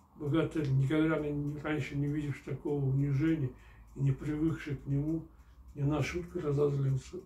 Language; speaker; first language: Russian; non-native, local second language; Kyrgyz